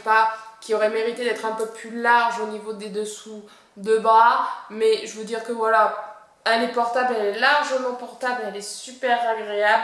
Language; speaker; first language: French; native; French